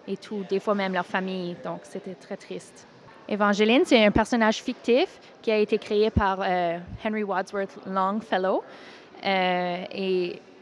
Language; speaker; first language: French; native; French